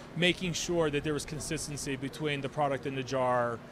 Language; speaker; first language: English; native; English